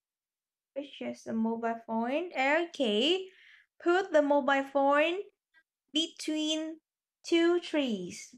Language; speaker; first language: English; non-native, fluent; Vietnamese